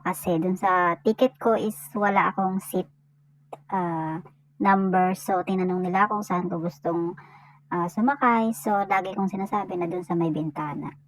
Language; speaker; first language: Filipino; native; Filipino